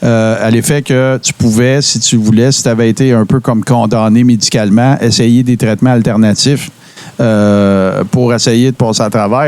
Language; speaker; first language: French; native; French